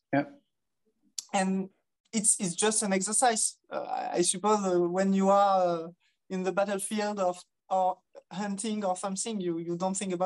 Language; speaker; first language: English; non-native, fluent; French